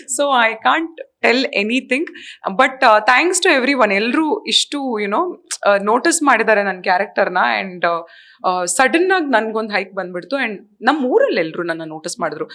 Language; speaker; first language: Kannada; native; Kannada